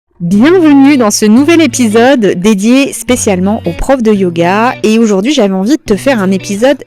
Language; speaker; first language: French; native; French